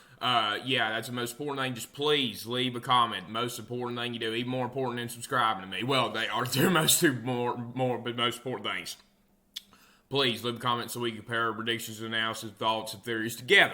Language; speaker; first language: English; native; English